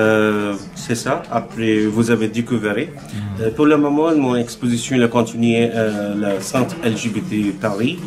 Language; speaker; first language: French; non-native, learner; Bangla